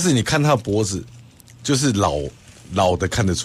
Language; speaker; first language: Chinese; native; Chinese